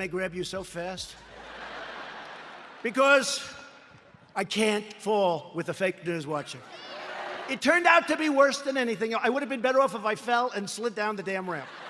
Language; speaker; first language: English; native; English